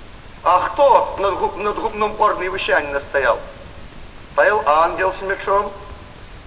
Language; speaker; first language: Polish; non-native, learner; Russian